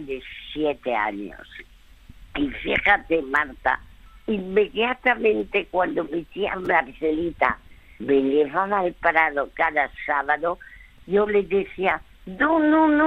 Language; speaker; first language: Spanish; early bilingual, other home language; French